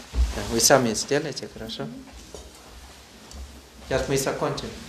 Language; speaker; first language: Russian; non-native, learner; Thai